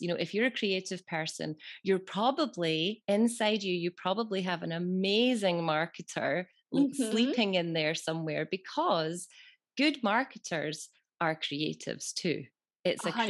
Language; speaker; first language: English; native; English